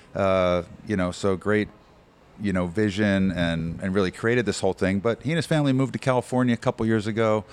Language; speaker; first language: English; native; English